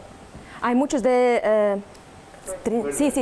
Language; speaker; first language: Spanish; non-native, learner; Russian